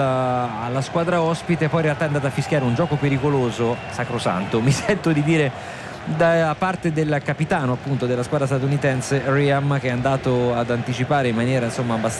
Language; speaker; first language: Italian; native; Italian